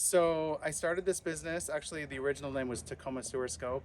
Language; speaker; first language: English; native; English